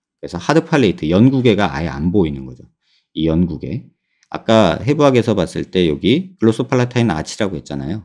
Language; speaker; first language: Korean; native; Korean